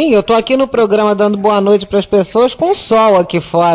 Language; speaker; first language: Portuguese; native; Portuguese